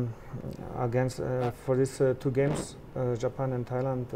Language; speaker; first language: English; non-native, fluent; German